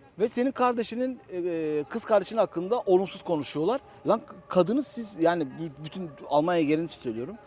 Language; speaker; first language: Turkish; native; Turkish